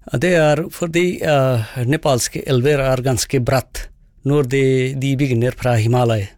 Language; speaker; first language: Norwegian; non-native, fluent; Nepali